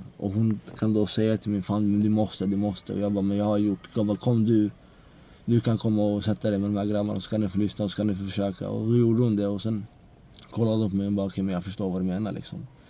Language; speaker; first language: Swedish; early bilingual, other home language; Central Kurdish